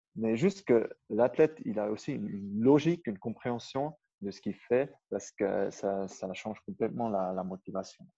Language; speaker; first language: French; non-native, fluent; German